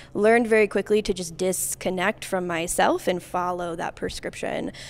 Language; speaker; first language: English; native; English